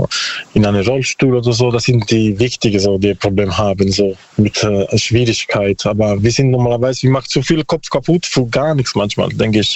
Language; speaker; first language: German; non-native, learner; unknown